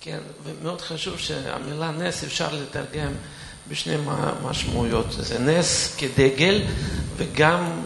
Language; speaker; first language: Hebrew; non-native, fluent; Russian